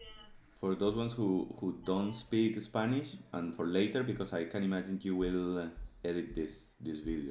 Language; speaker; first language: English; non-native, fluent; Spanish